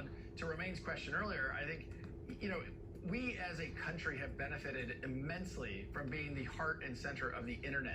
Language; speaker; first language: English; native; English